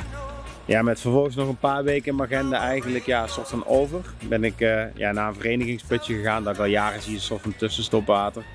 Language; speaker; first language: Dutch; native; Dutch